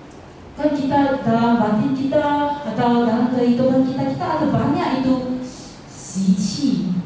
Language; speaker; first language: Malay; non-native, local second language; Chinese